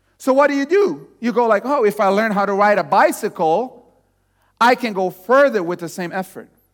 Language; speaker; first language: English; non-native, fluent; Portuguese